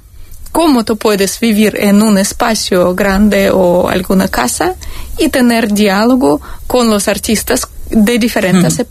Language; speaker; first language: Spanish; non-native, fluent; Russian